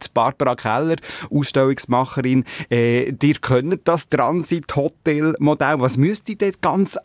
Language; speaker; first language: German; native; German